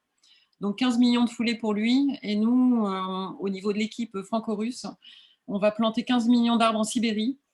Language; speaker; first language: French; native; French